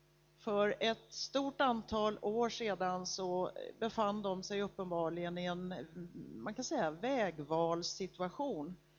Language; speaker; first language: Swedish; native; Swedish